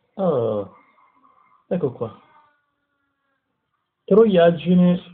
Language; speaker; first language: Italian; native; Italian